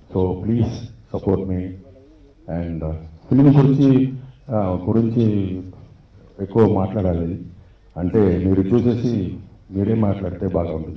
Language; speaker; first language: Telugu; non-native, learner; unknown